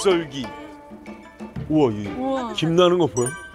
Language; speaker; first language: Korean; native; Korean